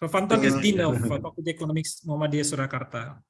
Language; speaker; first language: English; non-native, learner; Indonesian